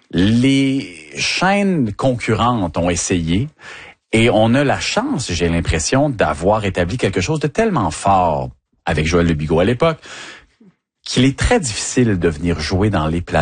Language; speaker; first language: French; native; French